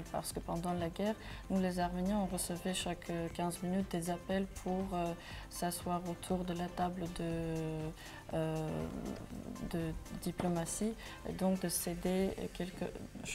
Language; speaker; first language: French; non-native, fluent; Armenian